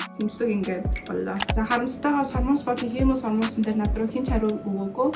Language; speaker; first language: Mongolian; early bilingual, heritage; Mongolian